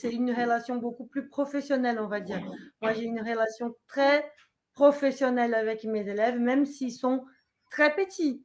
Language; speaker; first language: French; non-native, fluent; Portuguese